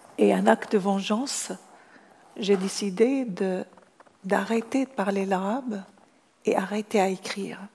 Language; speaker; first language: French; non-native, fluent; Arabic